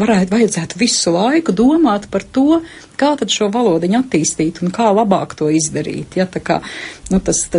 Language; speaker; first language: Latvian; native; Latvian